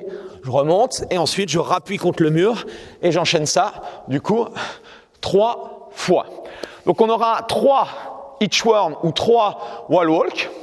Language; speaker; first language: French; native; French